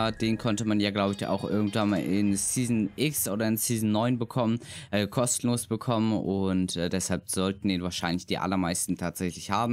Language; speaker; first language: German; native; German